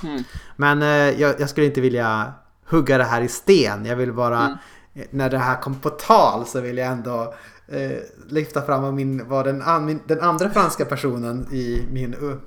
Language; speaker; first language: Swedish; native; Swedish